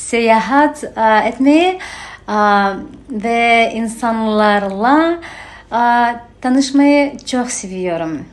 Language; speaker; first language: Turkish; non-native, learner; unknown